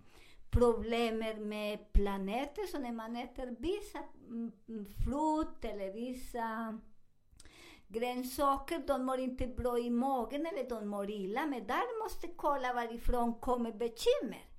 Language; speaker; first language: Swedish; non-native, fluent; Spanish